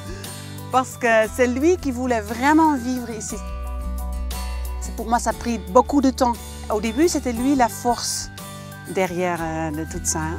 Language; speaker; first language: French; non-native, fluent; Dutch